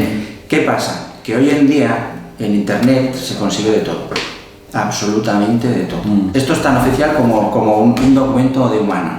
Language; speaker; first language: Spanish; native; Spanish